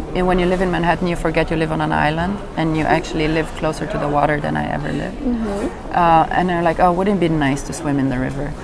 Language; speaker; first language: English; non-native, fluent; Romanian